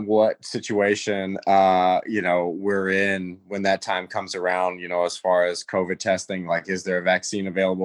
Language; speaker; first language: English; native; English